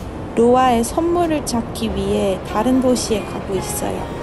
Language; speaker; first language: Korean; non-native, fluent; French